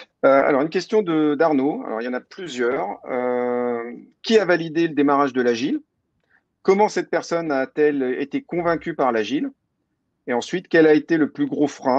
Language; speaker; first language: French; native; French